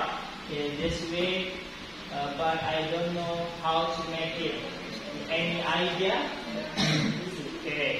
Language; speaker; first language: English; non-native, fluent; Indonesian